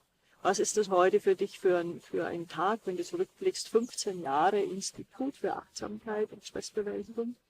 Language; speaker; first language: German; native; German